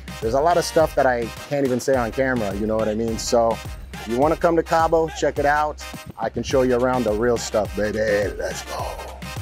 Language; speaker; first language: English; native; English